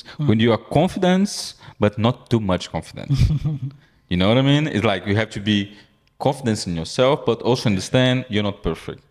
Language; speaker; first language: English; non-native, fluent; Portuguese